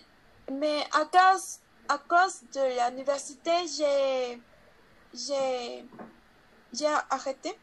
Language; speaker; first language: French; non-native, learner; Spanish